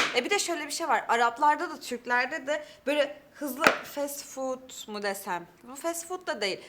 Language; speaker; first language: Turkish; native; Turkish